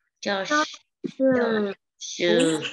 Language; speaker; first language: Chinese; non-native, learner; Korean